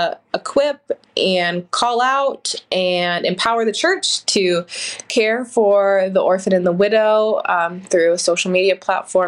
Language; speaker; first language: English; native; English